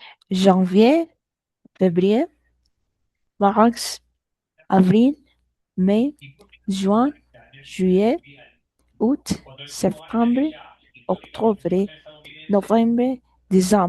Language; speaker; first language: French; non-native, learner; Spanish